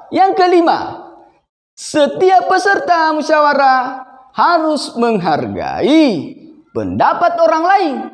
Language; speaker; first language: Indonesian; native; Indonesian